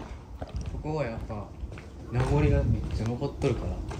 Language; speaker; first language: Japanese; native; Japanese